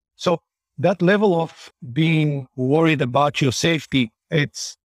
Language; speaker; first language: English; non-native, fluent; Bulgarian